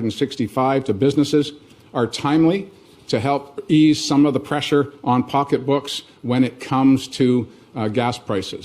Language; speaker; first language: English; native; English